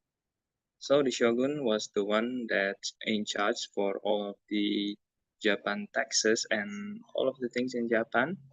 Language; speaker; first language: English; non-native, learner; Indonesian